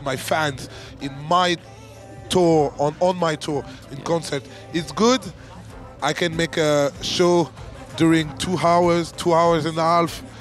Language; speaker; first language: English; non-native, learner; French